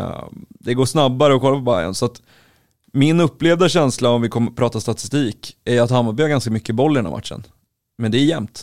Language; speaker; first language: Swedish; native; Swedish